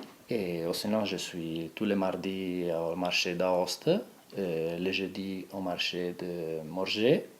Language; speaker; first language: French; non-native, local second language; Italian